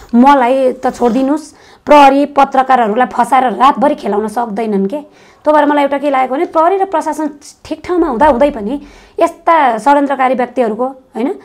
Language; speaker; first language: Nepali; native; Nepali